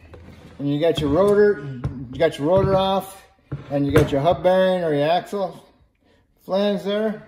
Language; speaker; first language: English; native; English